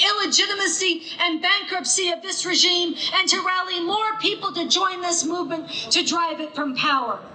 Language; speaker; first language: English; native; English